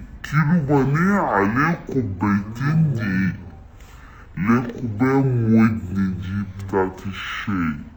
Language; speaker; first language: Arabic; native; Arabic